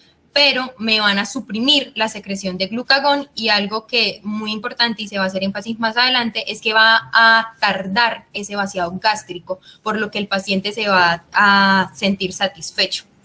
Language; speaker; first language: Spanish; native; Spanish